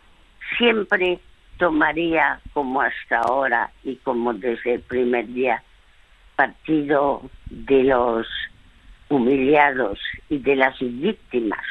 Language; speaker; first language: Spanish; early bilingual, other home language; French